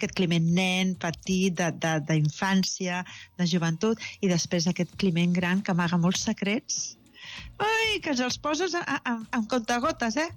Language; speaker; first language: Catalan; native; Catalan